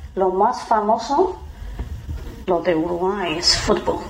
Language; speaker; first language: Spanish; non-native, fluent; Chinese